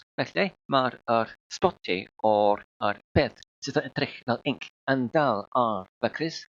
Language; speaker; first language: Welsh; non-native, learner; Filipino